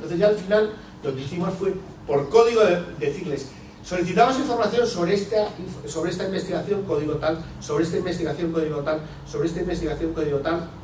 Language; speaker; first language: Spanish; native; Spanish